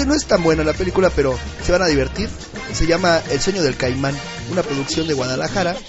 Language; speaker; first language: Spanish; native; Spanish